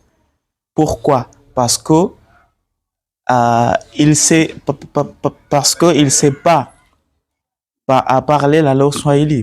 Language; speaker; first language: French; non-native, learner; Swahili